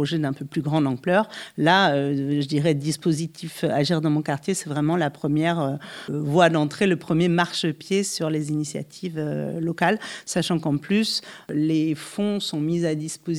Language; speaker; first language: French; native; French